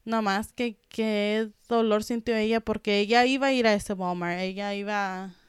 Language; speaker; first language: Spanish; early bilingual, heritage; Spanish